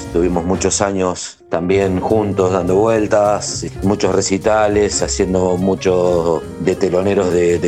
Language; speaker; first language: Spanish; native; Spanish